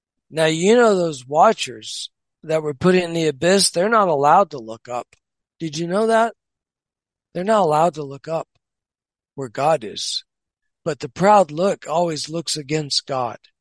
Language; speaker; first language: English; native; English